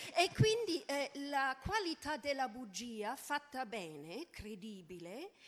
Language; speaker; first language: Italian; non-native, fluent; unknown